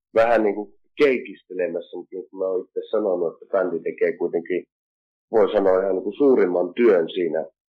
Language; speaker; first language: Finnish; native; Finnish